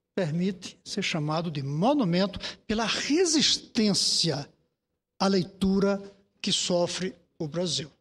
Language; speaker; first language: Portuguese; native; Portuguese